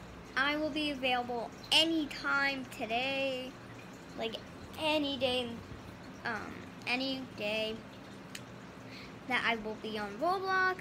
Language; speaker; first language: English; native; English